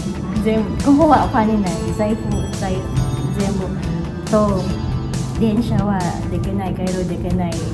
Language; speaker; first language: Japanese; non-native, learner; Filipino